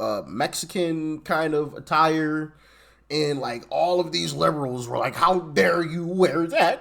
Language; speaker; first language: English; native; English